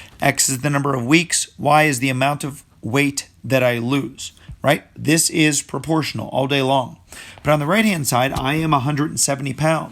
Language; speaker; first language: English; native; English